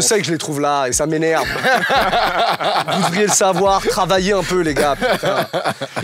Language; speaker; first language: French; native; French